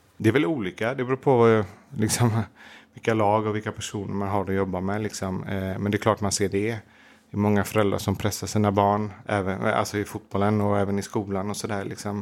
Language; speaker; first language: Swedish; native; Swedish